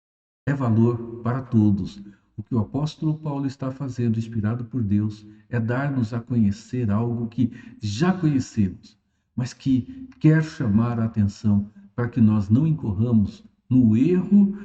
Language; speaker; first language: Portuguese; native; Portuguese